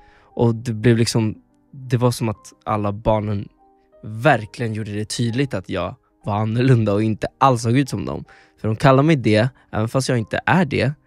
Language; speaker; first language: Swedish; early bilingual, other home language; Spanish